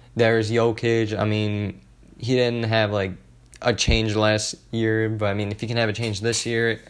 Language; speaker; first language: English; native; English